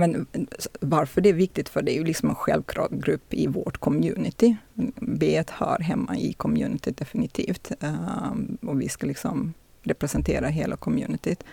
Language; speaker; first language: Swedish; native; Swedish